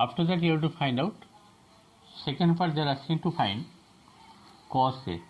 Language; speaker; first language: English; non-native, local second language; Bangla